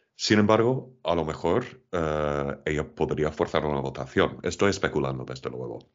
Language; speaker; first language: Spanish; non-native, fluent; English